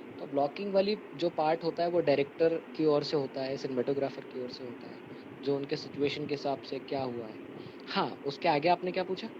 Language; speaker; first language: Hindi; native; Hindi